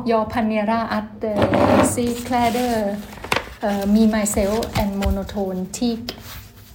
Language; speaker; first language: Swedish; non-native, learner; Thai